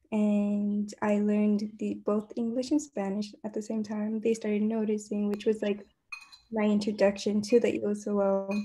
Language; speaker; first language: English; native; English